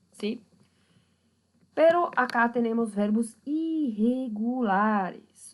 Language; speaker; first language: Spanish; non-native, fluent; Portuguese